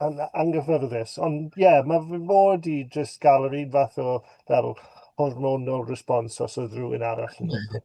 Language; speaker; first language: Welsh; native; Welsh